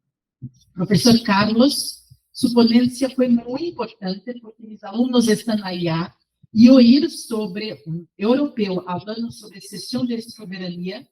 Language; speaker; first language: Spanish; non-native, fluent; Portuguese